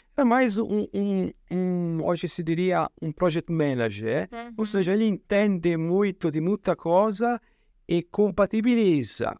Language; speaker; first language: Portuguese; non-native, fluent; Italian